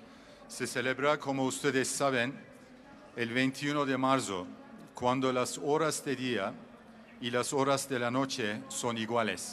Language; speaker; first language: Spanish; non-native, learner; Turkish